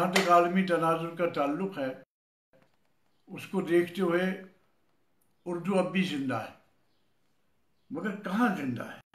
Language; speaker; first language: Urdu; non-native, local second language; Kashmiri